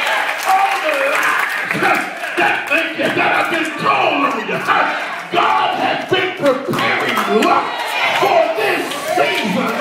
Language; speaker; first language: English; native; English